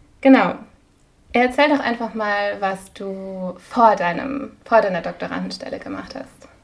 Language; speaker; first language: German; native; German